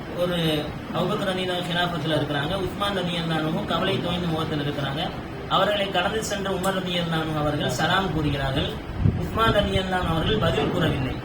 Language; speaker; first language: Tamil; native; Tamil